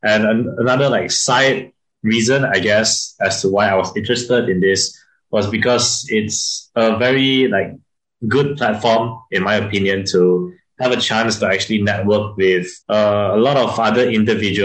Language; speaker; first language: English; non-native, local second language; Chinese